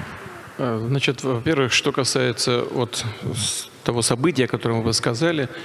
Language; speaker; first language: Russian; native; Russian